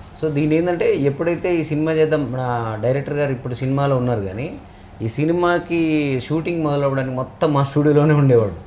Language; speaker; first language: Telugu; native; Telugu